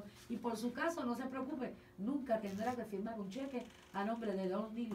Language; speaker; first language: Spanish; native; Spanish